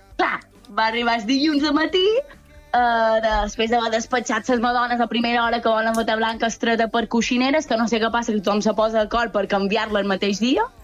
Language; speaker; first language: Catalan; native; Catalan